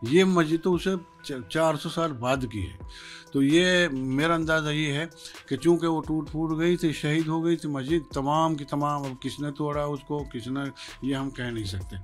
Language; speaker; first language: Hindi; native; Hindi